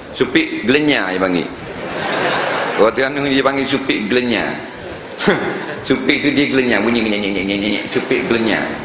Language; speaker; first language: Malay; native; Malay